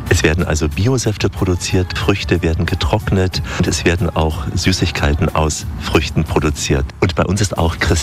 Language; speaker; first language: German; native; German